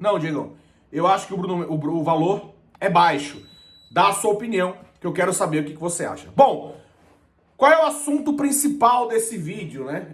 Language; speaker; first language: Portuguese; native; Portuguese